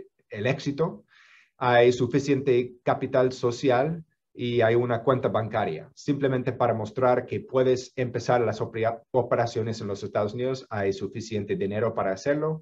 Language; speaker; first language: Spanish; non-native, fluent; English